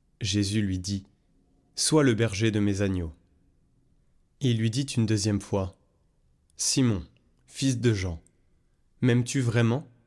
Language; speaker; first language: French; native; French